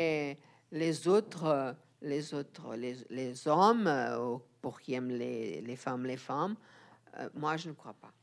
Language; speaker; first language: French; non-native, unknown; Portuguese